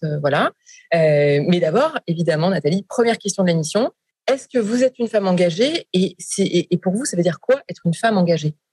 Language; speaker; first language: French; native; French